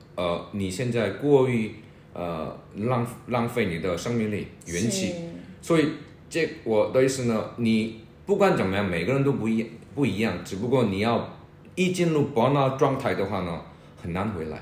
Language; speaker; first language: Chinese; non-native, fluent; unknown